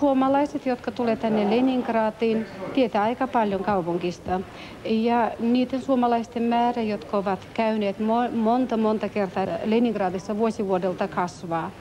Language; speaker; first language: Finnish; early bilingual, heritage; Finnish